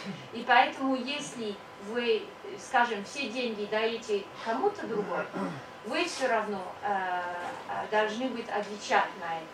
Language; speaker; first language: Russian; non-native, fluent; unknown